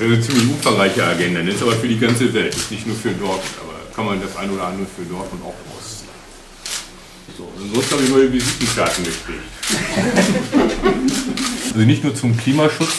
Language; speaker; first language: German; native; German